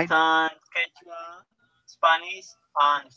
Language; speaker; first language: English; non-native, learner; Spanish